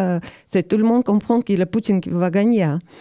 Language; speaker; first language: French; non-native, learner; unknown